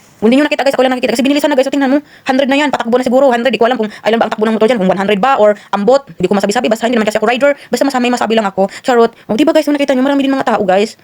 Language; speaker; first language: Filipino; non-native, local second language; Cebuano